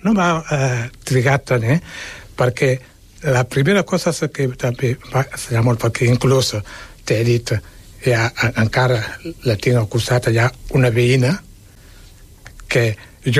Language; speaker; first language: Catalan; non-native, fluent; Wolof